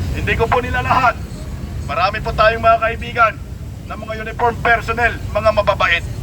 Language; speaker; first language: Filipino; non-native, local second language; Cebuano